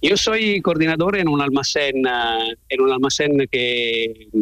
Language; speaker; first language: Spanish; non-native, learner; Italian